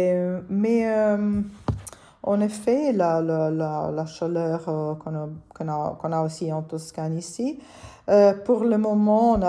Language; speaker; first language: French; non-native, fluent; Italian